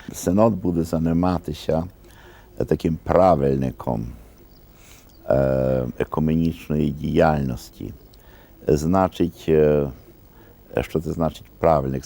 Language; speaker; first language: Ukrainian; early bilingual, heritage; Ukrainian